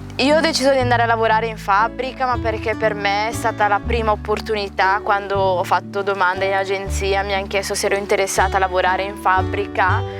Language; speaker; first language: Italian; early bilingual, other home language; Punjabi